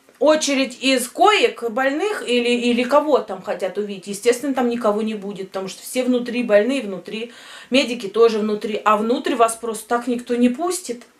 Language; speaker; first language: Russian; native; Russian